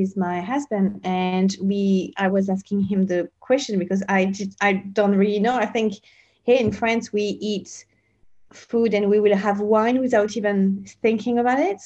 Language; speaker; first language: English; non-native, fluent; French